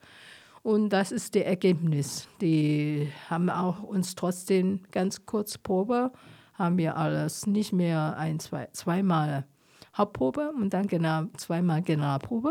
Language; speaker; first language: German; non-native, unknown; Chinese